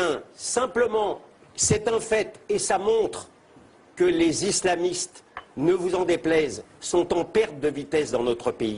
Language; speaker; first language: French; native; French